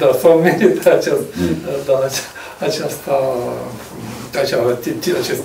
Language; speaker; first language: Romanian; non-native, local second language; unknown